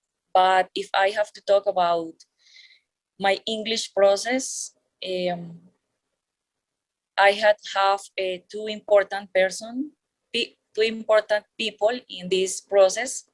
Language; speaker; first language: English; non-native, learner; Spanish